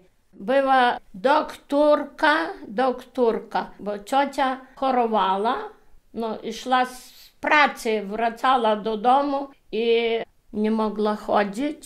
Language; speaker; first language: Polish; early bilingual, heritage; Polish